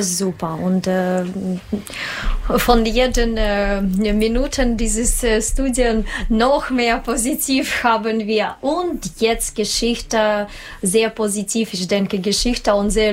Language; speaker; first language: German; non-native, learner; Russian